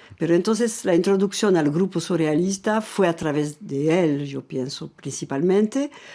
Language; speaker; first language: Spanish; non-native, fluent; French